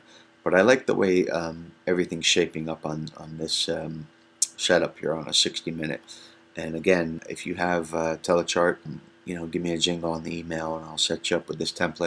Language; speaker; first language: English; native; English